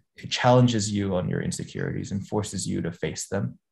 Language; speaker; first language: English; native; English